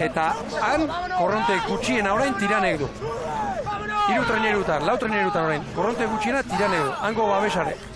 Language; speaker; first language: Basque; native; Basque